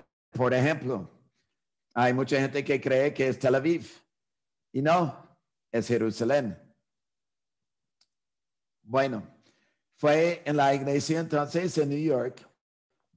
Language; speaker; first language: Spanish; non-native, fluent; English